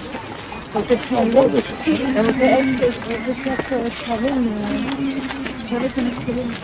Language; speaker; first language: Dutch; native; Dutch